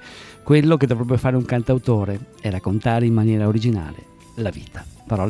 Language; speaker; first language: Italian; native; Italian